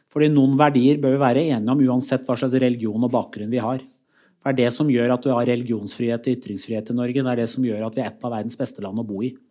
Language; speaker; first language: Norwegian; early bilingual, other home language; Persian